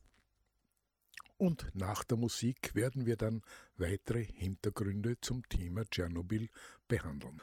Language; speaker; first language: German; native; German